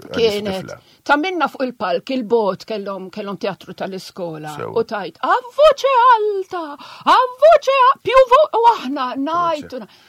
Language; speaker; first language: Maltese; non-native, local second language; Italian